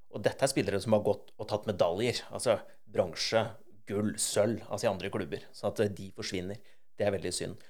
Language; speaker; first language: Norwegian; native; Norwegian